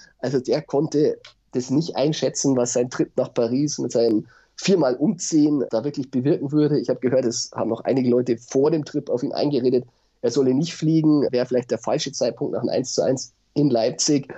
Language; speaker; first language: German; native; German